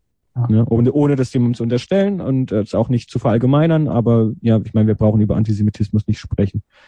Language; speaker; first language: German; native; German